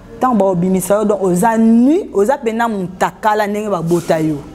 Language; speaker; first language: Lingala; non-native, local second language; Luba-Lulua